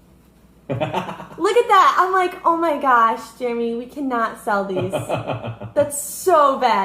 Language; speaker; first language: English; native; English